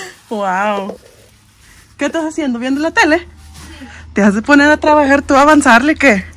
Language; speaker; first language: Spanish; early bilingual, heritage; Spanish